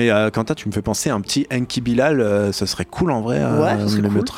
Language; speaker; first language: French; native; French